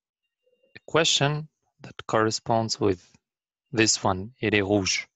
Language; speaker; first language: English; non-native, learner; Arabic